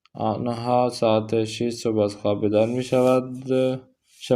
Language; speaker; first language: Persian; non-native, fluent; Urdu